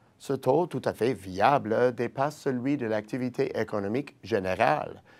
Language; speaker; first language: French; native; French